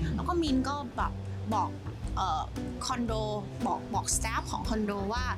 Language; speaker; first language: Thai; non-native, fluent; Vietnamese